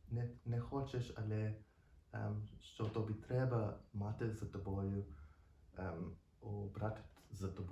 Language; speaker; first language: Ukrainian; non-native, learner; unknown